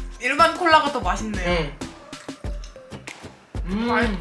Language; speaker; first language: Korean; native; Korean